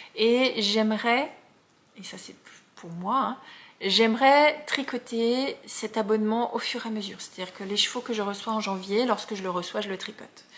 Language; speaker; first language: French; native; French